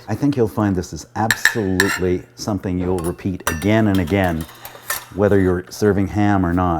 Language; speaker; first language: English; native; English